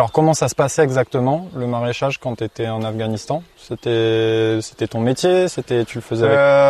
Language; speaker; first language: French; native; French